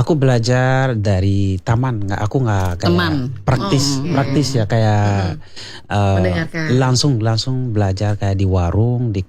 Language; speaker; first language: Indonesian; non-native, learner; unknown